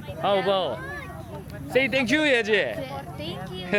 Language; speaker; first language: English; non-native, learner; Korean